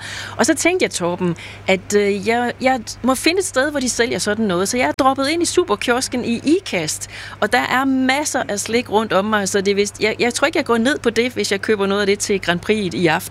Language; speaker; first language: Danish; native; Danish